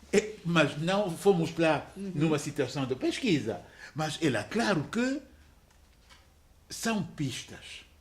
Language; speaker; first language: Portuguese; non-native, fluent; French